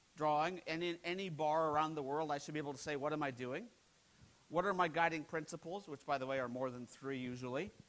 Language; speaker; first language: English; native; English